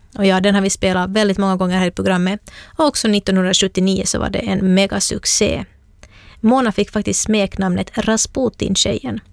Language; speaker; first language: Swedish; native; Swedish